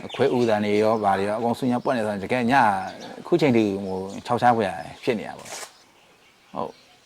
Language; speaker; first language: Burmese; native; Burmese